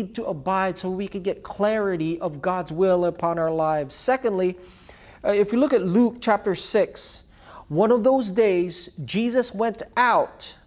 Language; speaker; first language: English; early bilingual, other home language; Filipino